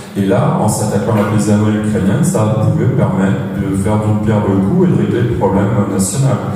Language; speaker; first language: French; native; French